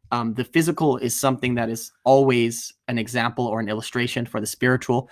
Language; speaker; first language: English; native; English